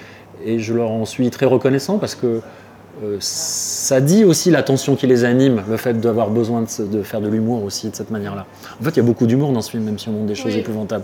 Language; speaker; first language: French; native; French